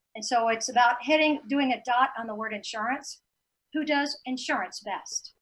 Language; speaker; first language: English; native; English